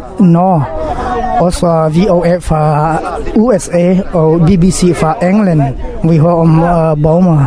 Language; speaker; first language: Danish; non-native, learner; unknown